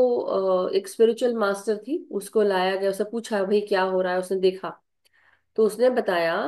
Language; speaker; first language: Hindi; native; Hindi